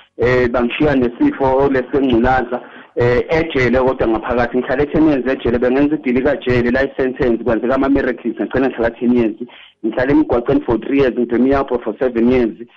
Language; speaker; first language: Zulu; native; Zulu